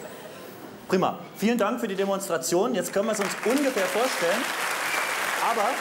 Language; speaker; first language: German; native; German